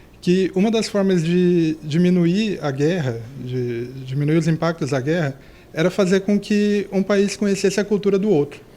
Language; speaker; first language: Portuguese; native; Portuguese